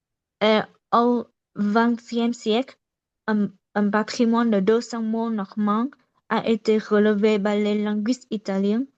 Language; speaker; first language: French; non-native, learner; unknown